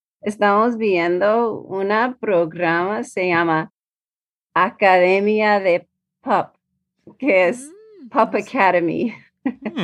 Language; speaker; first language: Spanish; non-native, learner; English